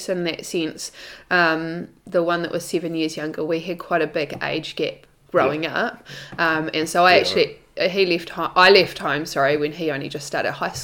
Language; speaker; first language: English; native; English